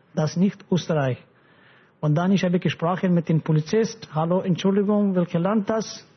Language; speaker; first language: German; non-native, learner; Pashto